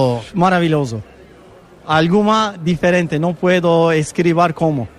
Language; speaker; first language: Spanish; non-native, learner; Turkish